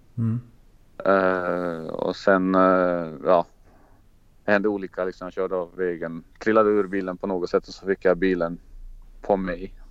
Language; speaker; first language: Swedish; non-native, fluent; Croatian